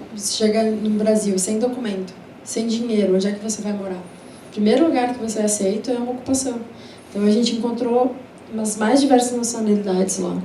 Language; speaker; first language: Portuguese; early bilingual, other home language; Spanish